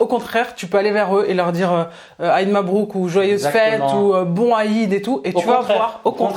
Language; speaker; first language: French; native; French